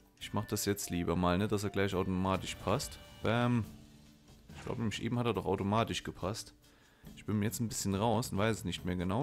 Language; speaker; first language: German; native; German